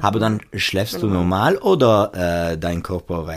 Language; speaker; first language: German; non-native, local second language; Italian